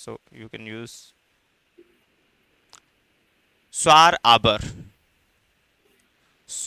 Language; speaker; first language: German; non-native, fluent; Hindi